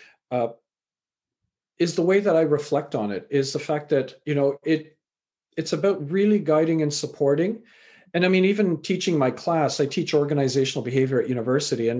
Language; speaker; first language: English; native; English